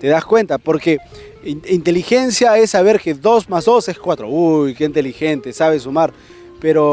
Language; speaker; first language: Spanish; native; Spanish